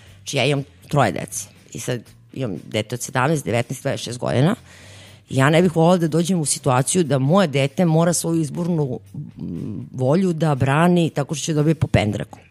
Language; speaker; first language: Serbian; native; Serbian